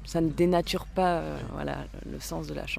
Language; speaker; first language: French; native; French